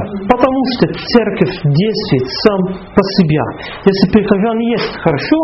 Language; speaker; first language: Russian; non-native, fluent; Dutch